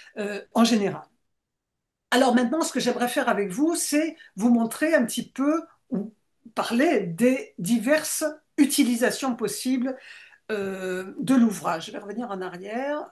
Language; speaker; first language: French; native; French